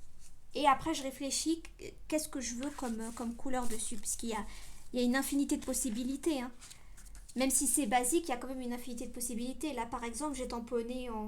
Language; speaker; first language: French; native; French